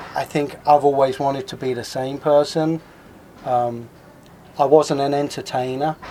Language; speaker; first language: English; native; English